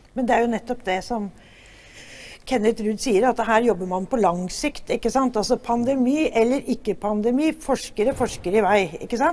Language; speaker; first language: Norwegian; native; Norwegian